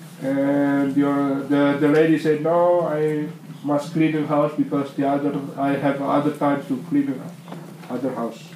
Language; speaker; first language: English; non-native, learner; Indonesian